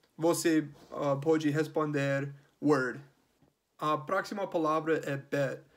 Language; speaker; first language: Portuguese; non-native, learner; English